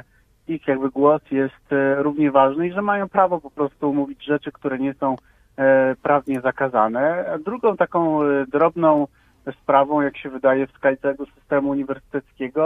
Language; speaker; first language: Polish; native; Polish